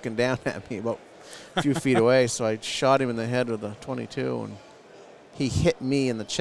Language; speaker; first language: English; native; English